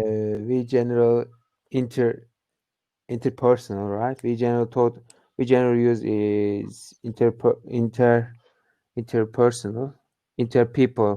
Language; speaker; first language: English; non-native, learner; Turkish